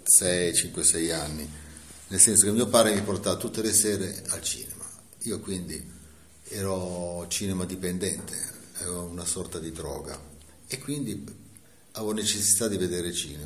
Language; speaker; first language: Italian; native; Italian